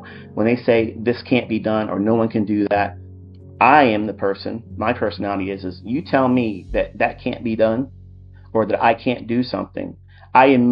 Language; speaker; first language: English; native; English